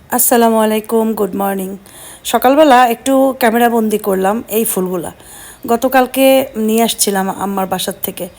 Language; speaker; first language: Bangla; native; Bangla